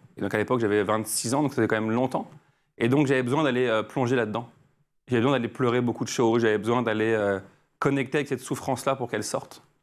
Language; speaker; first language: French; native; French